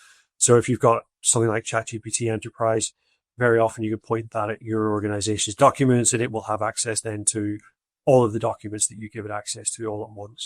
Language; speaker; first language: English; native; English